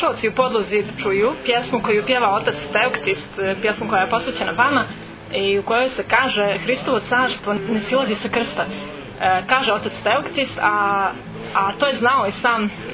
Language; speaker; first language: Serbian; native; Serbian